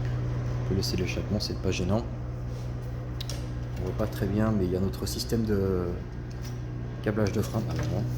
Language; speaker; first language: French; native; French